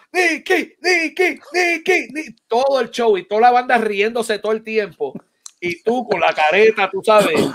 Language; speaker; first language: Spanish; native; Spanish